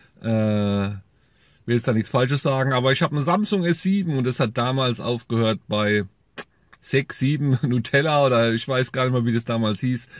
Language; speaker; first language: German; native; German